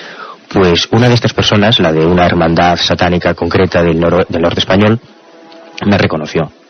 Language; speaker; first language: Spanish; native; Spanish